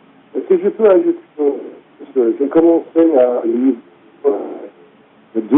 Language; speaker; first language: French; non-native, fluent; English